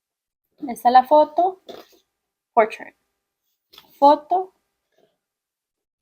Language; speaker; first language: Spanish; early bilingual, heritage; Spanish